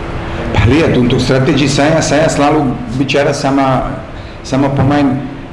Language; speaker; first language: Indonesian; non-native, fluent; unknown